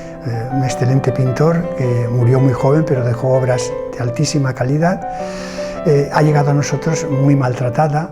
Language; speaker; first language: Spanish; native; Spanish